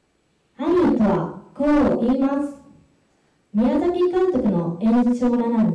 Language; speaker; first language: Japanese; non-native, fluent; Korean